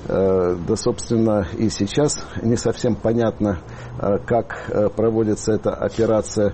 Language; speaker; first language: Russian; native; Russian